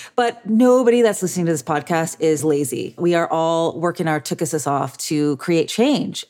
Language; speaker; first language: English; native; English